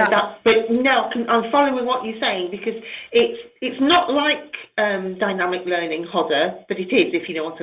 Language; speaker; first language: English; native; English